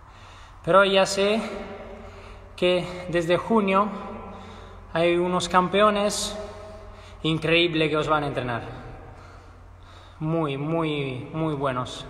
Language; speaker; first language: Spanish; non-native, fluent; Italian